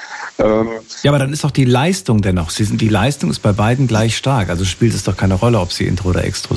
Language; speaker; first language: German; native; German